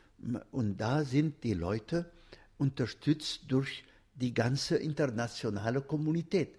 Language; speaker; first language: German; non-native, fluent; Arabic